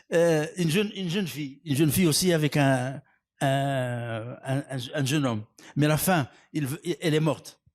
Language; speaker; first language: French; non-native, local second language; Arabic